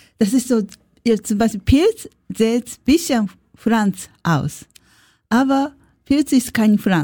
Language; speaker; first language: German; non-native, learner; Japanese